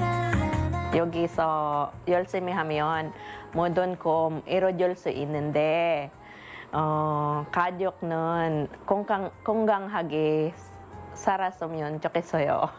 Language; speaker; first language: Korean; non-native, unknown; Filipino